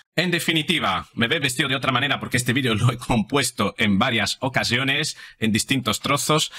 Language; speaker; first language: Spanish; non-native, fluent; Italian